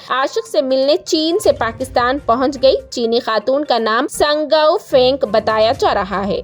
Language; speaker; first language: Urdu; native; Urdu